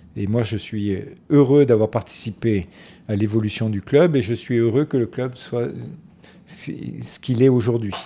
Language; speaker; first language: French; native; French